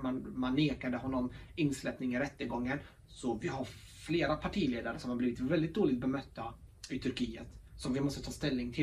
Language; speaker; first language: Swedish; early bilingual, other home language; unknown